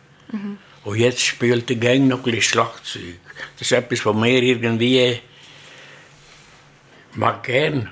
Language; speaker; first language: German; non-native, learner; Italian